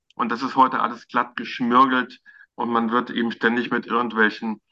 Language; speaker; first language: German; native; German